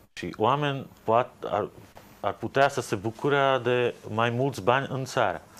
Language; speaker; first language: Romanian; non-native, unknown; Slovak